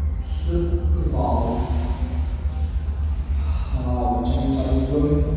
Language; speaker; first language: Vietnamese; non-native, learner; Hindi